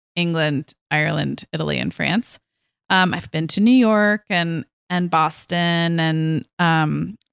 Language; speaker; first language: English; native; English